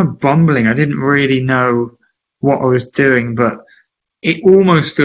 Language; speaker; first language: English; native; English